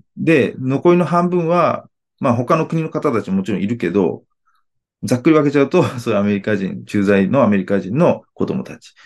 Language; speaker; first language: Japanese; native; Japanese